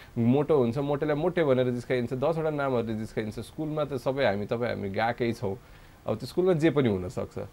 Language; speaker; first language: Nepali; non-native, local second language; Maithili